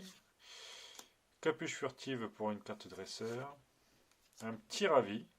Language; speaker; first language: French; native; French